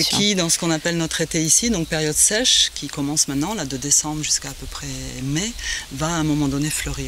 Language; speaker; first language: French; native; French